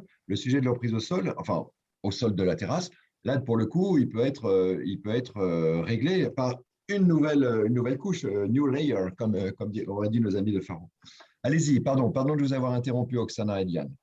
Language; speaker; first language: French; native; French